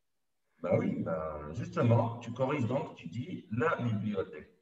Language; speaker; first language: French; non-native, local second language; Arabic